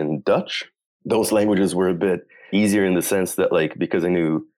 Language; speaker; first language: English; non-native, fluent; Portuguese